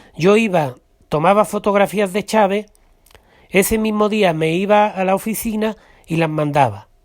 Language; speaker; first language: Spanish; native; Spanish